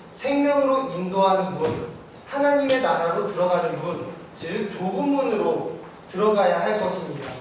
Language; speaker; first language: Korean; native; Korean